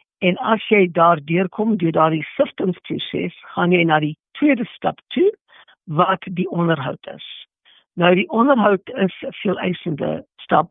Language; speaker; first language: Afrikaans; non-native, local second language; English